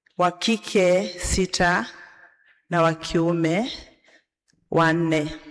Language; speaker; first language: Swahili; non-native, local second language; Gusii